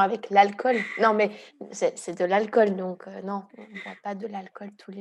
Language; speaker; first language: French; early bilingual, heritage; Hungarian